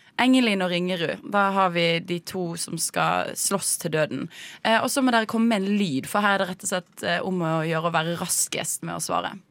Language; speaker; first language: Norwegian; native; Norwegian